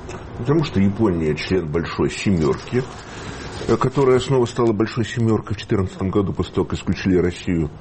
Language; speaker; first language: Russian; native; Russian